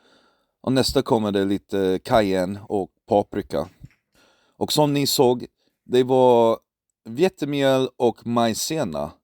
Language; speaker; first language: Swedish; non-native, fluent; English